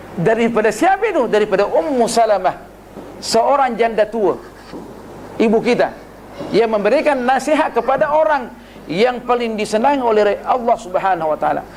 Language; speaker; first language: Malay; non-native, local second language; Buginese